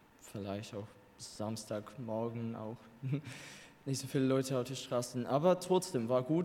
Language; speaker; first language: German; non-native, fluent; Russian